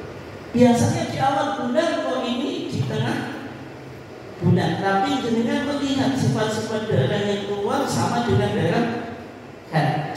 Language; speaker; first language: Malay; non-native, local second language; Javanese